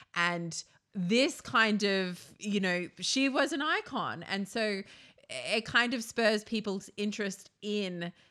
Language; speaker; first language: English; native; English